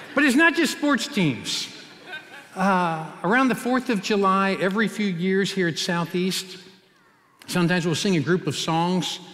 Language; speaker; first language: English; native; English